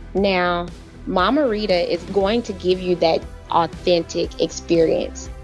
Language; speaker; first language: English; native; English